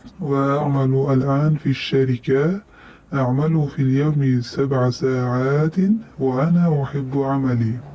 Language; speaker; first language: Arabic; non-native, fluent; Uzbek